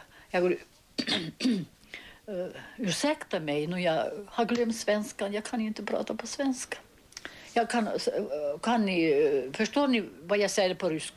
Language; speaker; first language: Swedish; early bilingual, heritage; Swedish